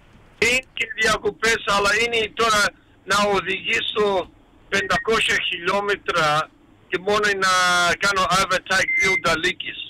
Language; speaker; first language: Greek; early bilingual, heritage; Greek